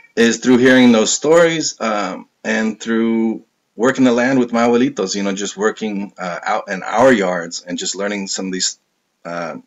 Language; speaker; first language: English; native; English